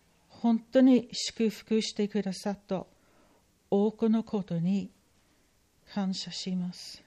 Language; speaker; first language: Japanese; non-native, fluent; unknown